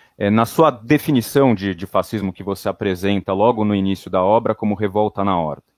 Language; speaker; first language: Portuguese; native; Portuguese